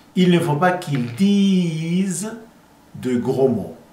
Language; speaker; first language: French; non-native, fluent; Spanish